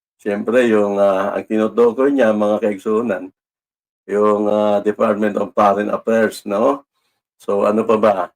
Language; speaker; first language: Filipino; non-native, local second language; Cebuano